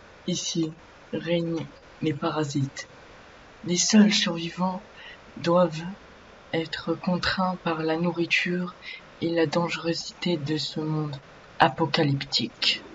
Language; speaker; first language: French; native; French